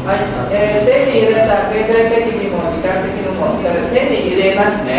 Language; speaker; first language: Japanese; non-native, fluent; Indonesian